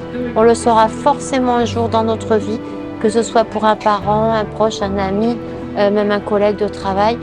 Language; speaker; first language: French; native; French